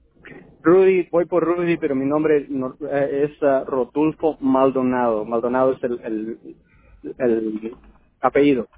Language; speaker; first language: Spanish; non-native, local second language; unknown